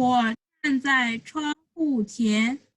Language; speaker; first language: Chinese; non-native, fluent; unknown